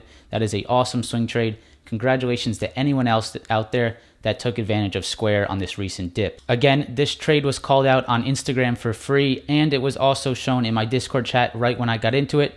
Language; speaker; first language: English; native; English